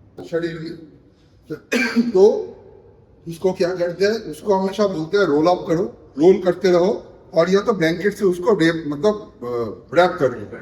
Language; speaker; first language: Hindi; non-native, local second language; Bangla